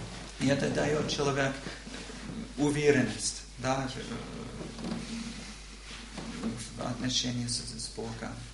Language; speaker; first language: Russian; non-native, learner; English